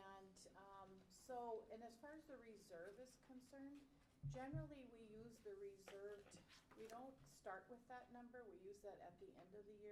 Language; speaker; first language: English; native; English